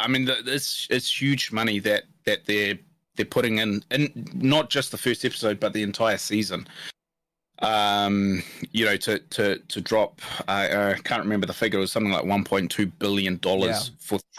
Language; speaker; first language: English; native; English